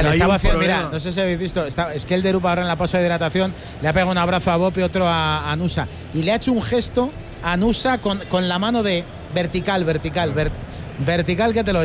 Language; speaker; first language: Spanish; native; Spanish